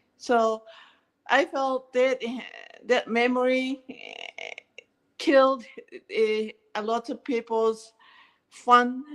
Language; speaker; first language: English; non-native, learner; Japanese